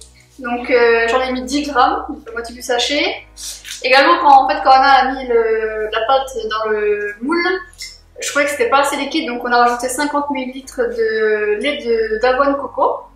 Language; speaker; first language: French; native; French